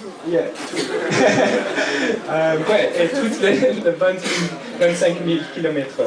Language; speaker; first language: French; non-native, fluent; English